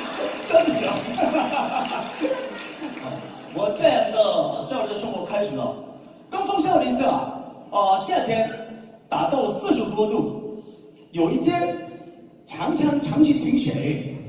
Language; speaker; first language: Chinese; non-native, learner; Korean